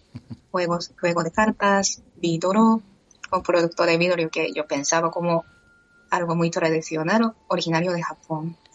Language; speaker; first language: Spanish; non-native, fluent; Japanese